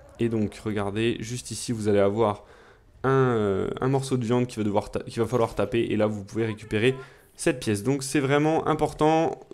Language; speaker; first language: French; native; French